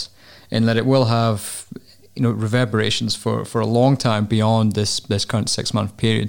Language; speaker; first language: English; native; English